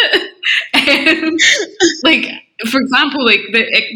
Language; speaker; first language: English; native; English